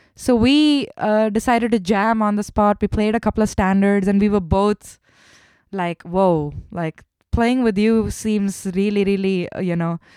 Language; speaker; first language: English; non-native, local second language; Tamil